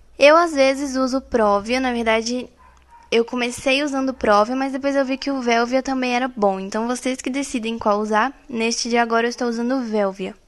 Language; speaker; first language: Portuguese; native; Portuguese